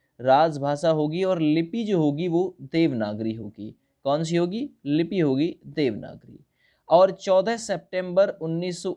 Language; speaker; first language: Hindi; native; Hindi